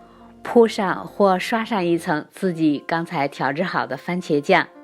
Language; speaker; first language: Chinese; native; Chinese